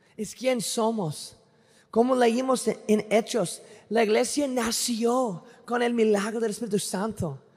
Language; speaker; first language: Spanish; non-native, fluent; English